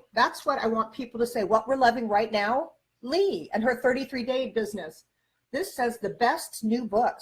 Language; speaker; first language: English; native; English